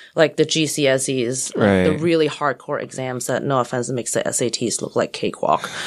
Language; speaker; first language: English; non-native, local second language; Cantonese